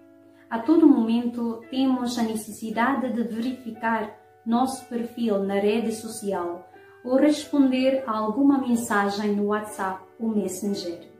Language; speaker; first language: Portuguese; non-native, fluent; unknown